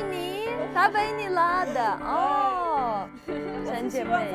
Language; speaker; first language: Chinese; non-native, fluent; Russian